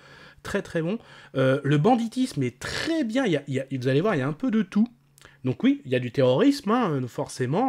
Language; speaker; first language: French; native; French